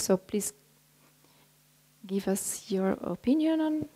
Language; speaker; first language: English; non-native, fluent; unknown